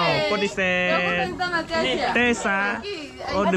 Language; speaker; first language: Portuguese; non-native, learner; Vietnamese